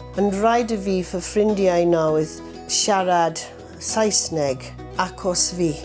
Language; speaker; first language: Welsh; non-native, learner; English